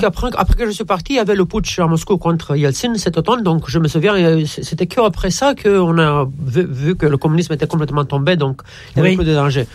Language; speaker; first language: French; non-native, fluent; Romanian